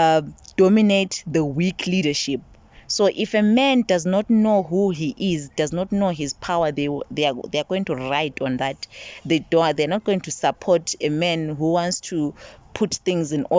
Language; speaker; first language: English; non-native, local second language; Zulu